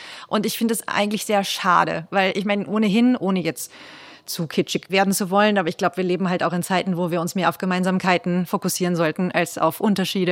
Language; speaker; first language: German; native; German